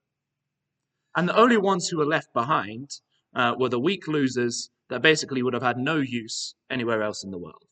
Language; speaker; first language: English; native; English